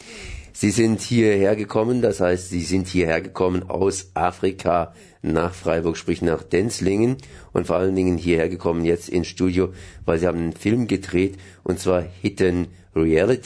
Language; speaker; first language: German; native; German